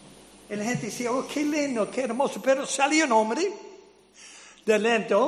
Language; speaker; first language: Spanish; non-native, fluent; English